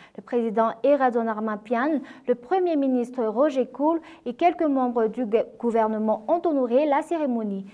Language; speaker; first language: French; non-native, local second language; Malagasy